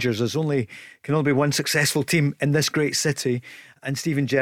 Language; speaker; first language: English; native; English